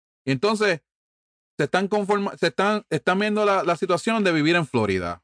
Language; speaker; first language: Spanish; early bilingual, heritage; Spanish